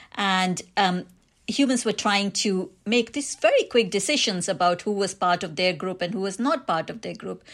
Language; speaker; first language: English; non-native, local second language; Hindi